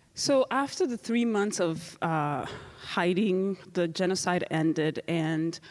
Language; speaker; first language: English; non-native, local second language; Kinyarwanda